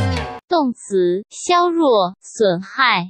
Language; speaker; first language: Chinese; native; Chinese